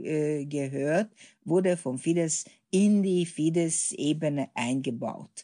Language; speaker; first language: German; non-native, fluent; Hungarian